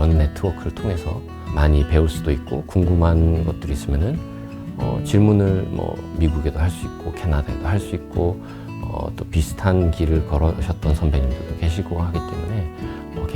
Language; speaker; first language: Korean; native; Korean